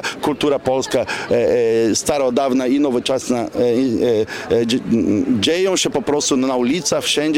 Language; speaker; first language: Polish; non-native, fluent; Portuguese